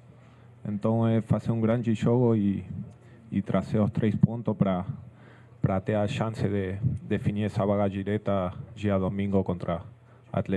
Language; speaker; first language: Portuguese; non-native, fluent; Spanish